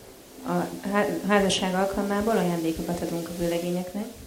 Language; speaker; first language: Hungarian; native; Hungarian